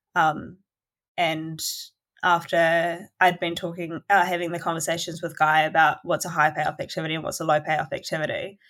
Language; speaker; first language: English; native; English